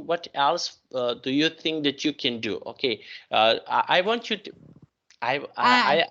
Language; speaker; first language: English; non-native, fluent; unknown